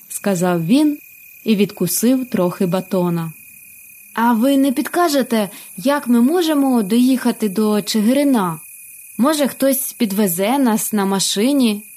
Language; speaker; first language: Ukrainian; native; Ukrainian